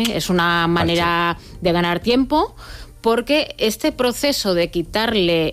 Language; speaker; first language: Spanish; native; Spanish